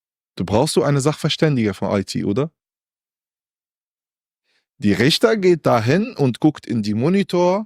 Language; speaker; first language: German; non-native, learner; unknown